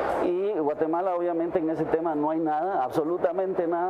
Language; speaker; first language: Spanish; native; Spanish